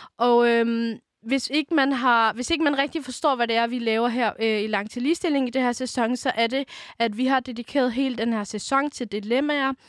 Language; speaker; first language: Danish; early bilingual, other home language; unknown